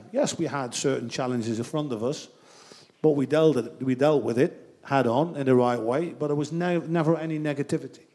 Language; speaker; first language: English; non-native, fluent; Dutch